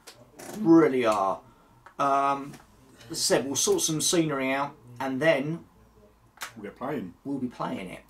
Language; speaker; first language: English; native; English